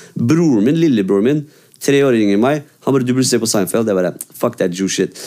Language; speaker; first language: Norwegian; early bilingual, other home language; Kurdish